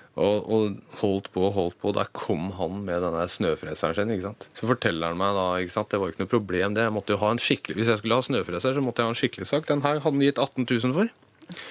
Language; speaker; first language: Norwegian; native; Norwegian